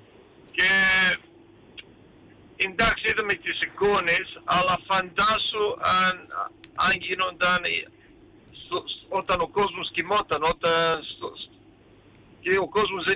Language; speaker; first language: Greek; early bilingual, heritage; Greek